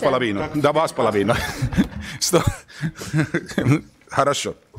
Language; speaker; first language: Russian; non-native, learner; Finnish